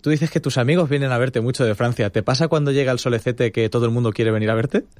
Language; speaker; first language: Spanish; native; Spanish